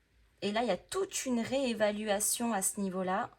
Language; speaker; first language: French; native; French